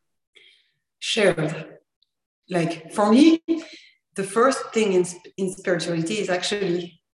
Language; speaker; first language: English; non-native, fluent; French